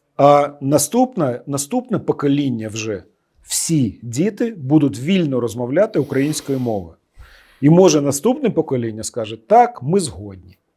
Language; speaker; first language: Ukrainian; non-native, local second language; Russian